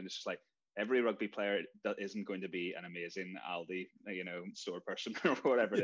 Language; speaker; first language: English; native; English